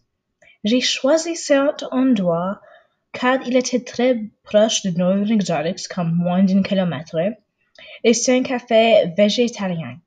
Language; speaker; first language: French; non-native, local second language; English